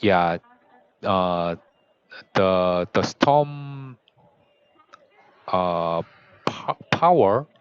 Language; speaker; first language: English; non-native, learner; Korean